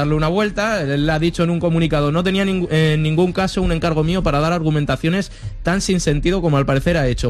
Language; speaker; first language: Spanish; native; Spanish